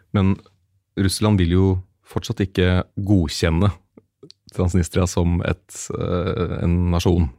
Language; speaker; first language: Norwegian; native; Norwegian